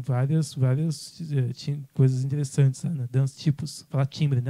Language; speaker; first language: Portuguese; native; Portuguese